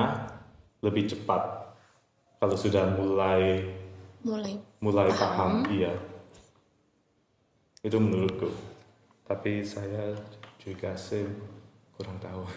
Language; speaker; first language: Indonesian; early bilingual, heritage; English